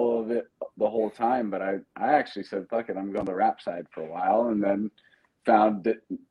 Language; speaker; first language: English; native; English